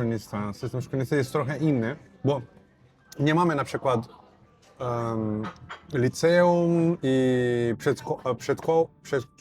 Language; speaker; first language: Polish; non-native, fluent; Portuguese